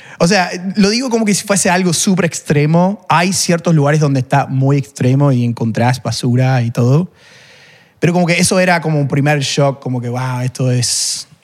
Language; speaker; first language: Spanish; non-native, fluent; English